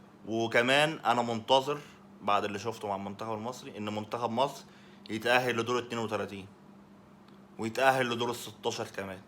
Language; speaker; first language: Arabic; native; Arabic